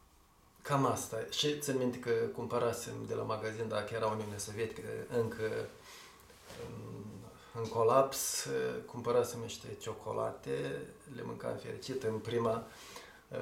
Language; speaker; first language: Romanian; native; Romanian